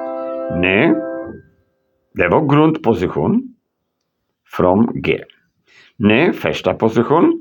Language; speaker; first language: Swedish; non-native, learner; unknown